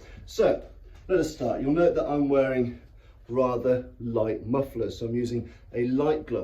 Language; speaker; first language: English; native; English